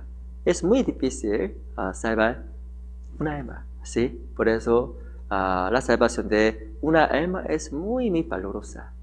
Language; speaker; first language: Spanish; non-native, learner; Korean